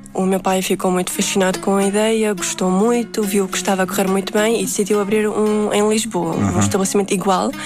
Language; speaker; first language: Portuguese; early bilingual, other home language; Uzbek